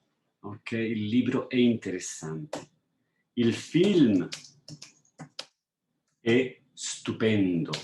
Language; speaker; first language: Italian; non-native, fluent; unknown